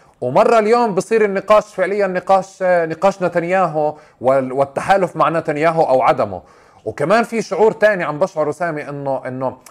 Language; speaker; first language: Arabic; native; Arabic